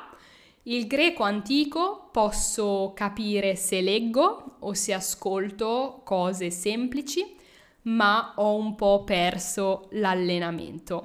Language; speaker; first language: Italian; native; Italian